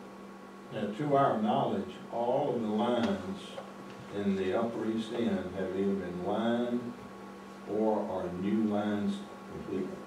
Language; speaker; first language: English; native; English